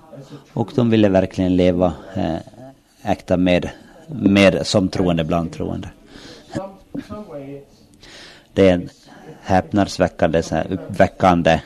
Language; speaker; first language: Swedish; non-native, local second language; Finnish